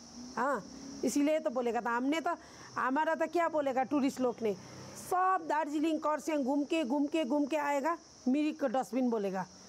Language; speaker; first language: Hindi; non-native, local second language; Nepali